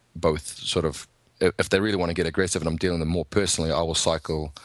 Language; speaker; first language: English; native; English